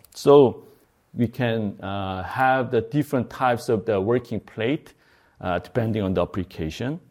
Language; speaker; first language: English; non-native, fluent; Korean